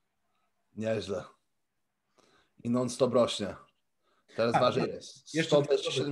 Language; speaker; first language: Polish; early bilingual, heritage; Polish